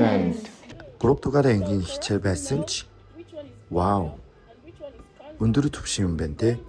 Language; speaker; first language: Mongolian; non-native, fluent; Korean